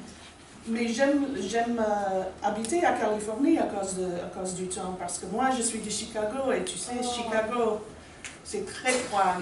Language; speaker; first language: French; non-native, learner; English